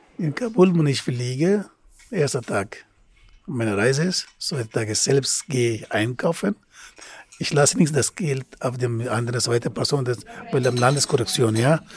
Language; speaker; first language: German; non-native, learner; Persian